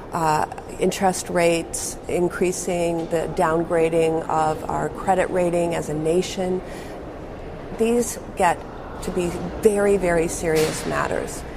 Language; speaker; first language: English; native; English